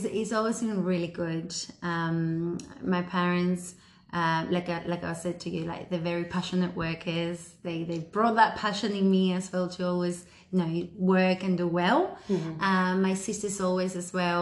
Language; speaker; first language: English; early bilingual, other home language; Spanish